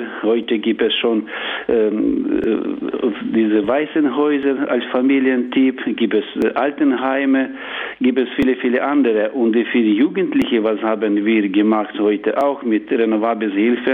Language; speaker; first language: German; non-native, learner; Ukrainian